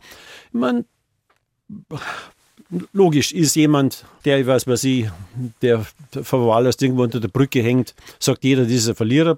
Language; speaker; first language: German; native; German